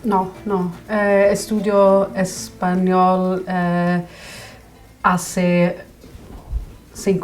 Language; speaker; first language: Spanish; non-native, learner; English